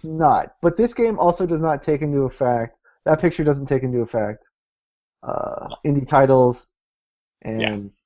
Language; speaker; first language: English; native; English